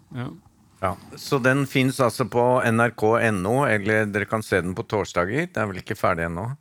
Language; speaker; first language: Norwegian; native; Norwegian